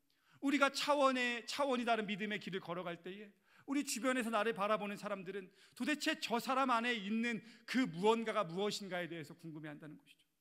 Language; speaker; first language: Korean; native; Korean